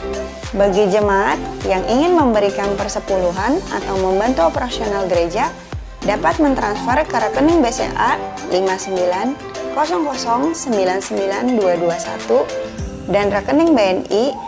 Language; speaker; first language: Indonesian; native; Indonesian